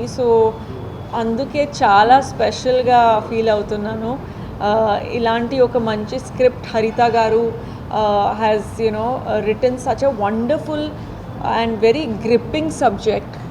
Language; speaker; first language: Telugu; non-native, fluent; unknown